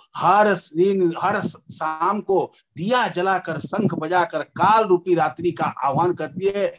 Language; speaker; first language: Hindi; native; Hindi